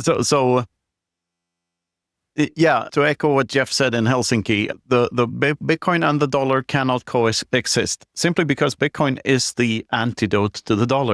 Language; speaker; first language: English; non-native, fluent; Swedish